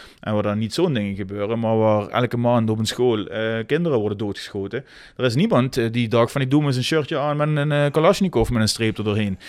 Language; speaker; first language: Dutch; native; Dutch